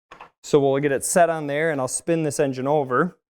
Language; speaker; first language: English; native; English